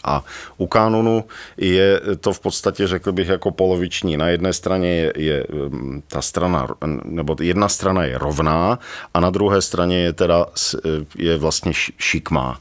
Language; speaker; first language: Czech; native; Czech